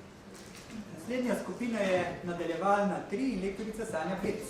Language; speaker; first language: Slovenian; native; Slovenian